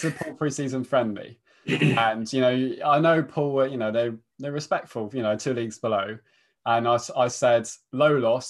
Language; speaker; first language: English; native; English